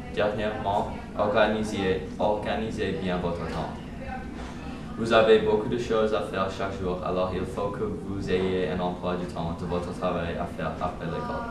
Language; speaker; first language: French; non-native, fluent; English